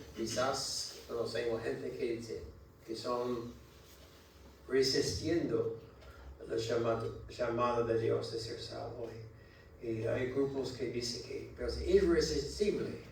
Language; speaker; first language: Spanish; non-native, learner; English